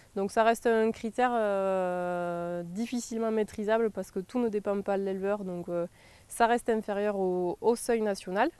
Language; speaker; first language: French; native; French